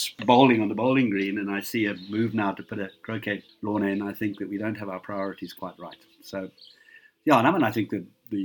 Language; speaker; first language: English; native; English